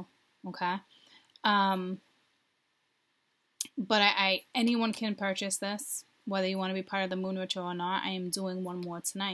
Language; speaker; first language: English; native; English